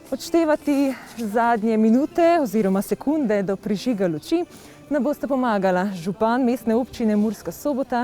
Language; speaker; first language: Slovenian; native; Slovenian